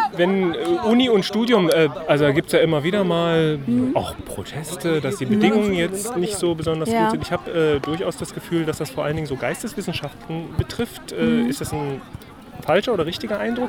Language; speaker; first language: German; native; German